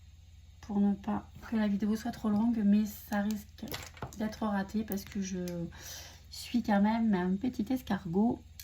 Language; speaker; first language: French; native; French